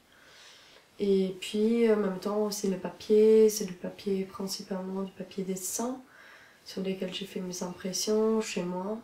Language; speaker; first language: French; non-native, fluent; Italian